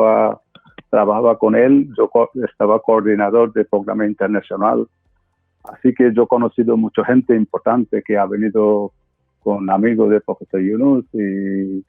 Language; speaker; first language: Spanish; non-native, fluent; Bangla